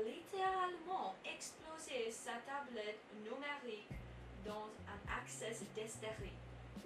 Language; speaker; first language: French; non-native, learner; English